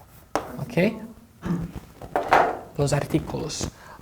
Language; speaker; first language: Spanish; non-native, fluent; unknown